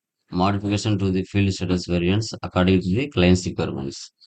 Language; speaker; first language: English; non-native, local second language; Telugu